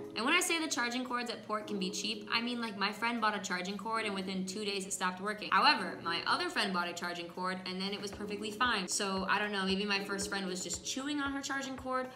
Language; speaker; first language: English; native; English